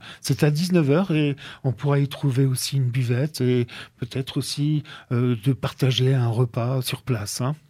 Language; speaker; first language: French; native; French